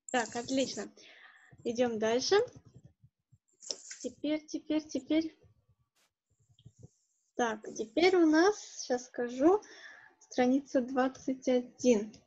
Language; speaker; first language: Russian; native; Russian